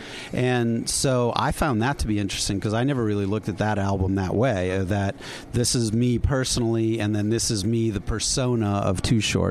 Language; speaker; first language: English; native; English